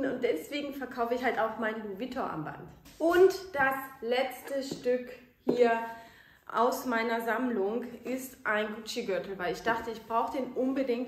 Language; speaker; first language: German; native; German